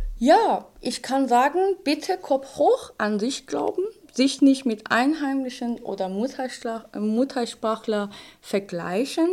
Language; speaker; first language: German; non-native, fluent; Persian